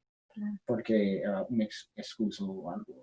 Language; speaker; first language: Spanish; non-native, learner; English